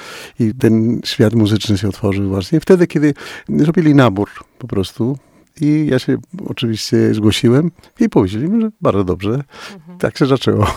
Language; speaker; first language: Polish; non-native, fluent; Spanish